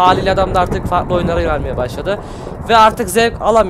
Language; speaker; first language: Turkish; native; Turkish